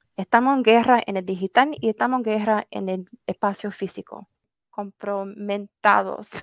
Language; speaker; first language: Spanish; early bilingual, heritage; Spanish